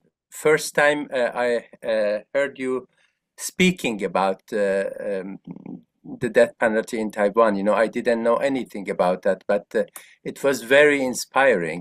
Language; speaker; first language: English; non-native, fluent; Persian